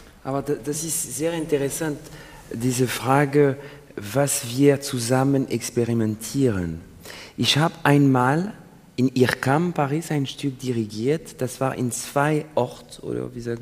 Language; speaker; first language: German; non-native, learner; French